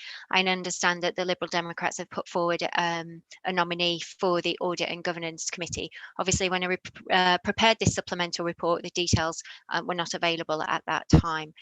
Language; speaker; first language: English; native; English